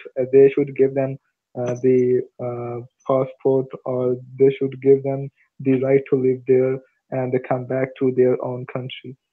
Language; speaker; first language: English; non-native, learner; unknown